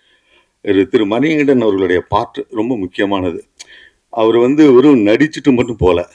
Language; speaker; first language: Tamil; native; Tamil